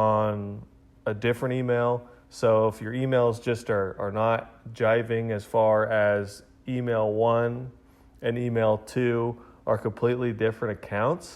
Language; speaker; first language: English; native; English